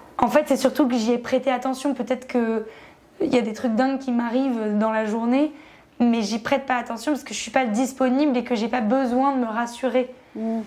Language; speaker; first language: French; native; French